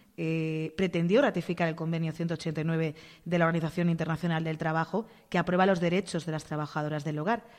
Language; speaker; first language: Spanish; native; Spanish